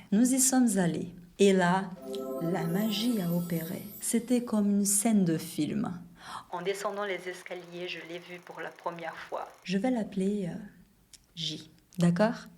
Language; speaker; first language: French; non-native, fluent; Portuguese